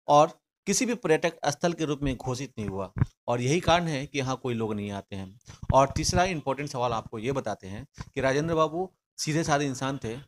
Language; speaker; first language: Hindi; native; Hindi